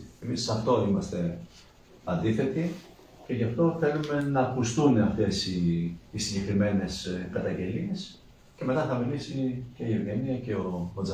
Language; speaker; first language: Greek; native; Greek